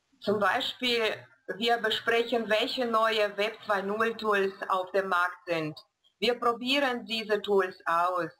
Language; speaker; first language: German; non-native, fluent; Russian